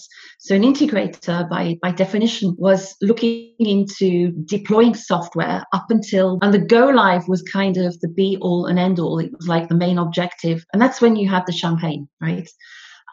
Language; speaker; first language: English; native; English